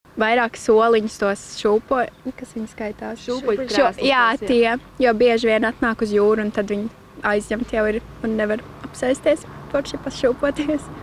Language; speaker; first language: Latvian; native; Latvian